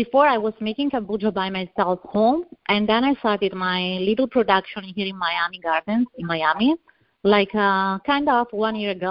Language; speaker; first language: English; non-native, fluent; Italian